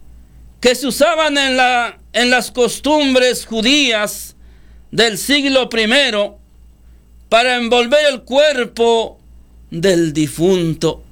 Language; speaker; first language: Spanish; native; Spanish